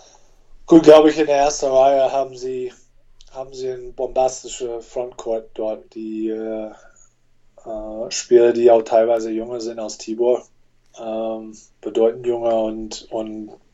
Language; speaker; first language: German; non-native, fluent; English